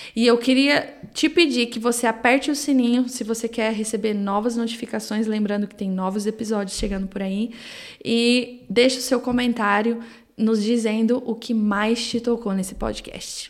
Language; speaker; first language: Portuguese; native; Portuguese